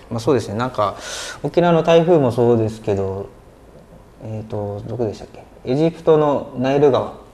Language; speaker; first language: Japanese; native; Japanese